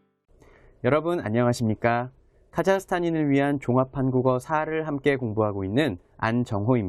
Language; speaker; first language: Korean; native; Korean